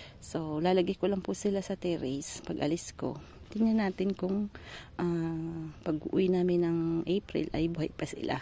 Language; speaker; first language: Filipino; native; Filipino